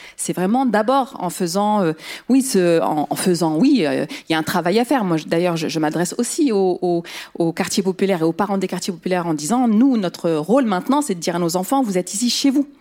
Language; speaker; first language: French; early bilingual, other home language; Riffian